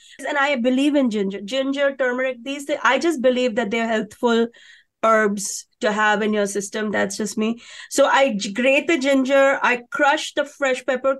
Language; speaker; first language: English; non-native, local second language; Hindi